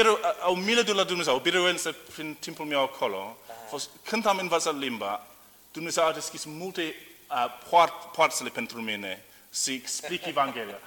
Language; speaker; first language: Romanian; non-native, learner; English